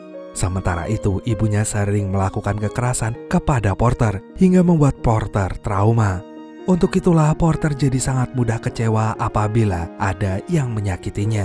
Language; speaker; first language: Indonesian; native; Indonesian